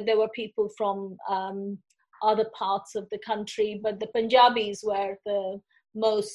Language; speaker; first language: English; non-native, local second language; Bangla